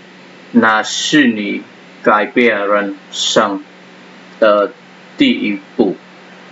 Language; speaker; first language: Chinese; non-native, fluent; Khmer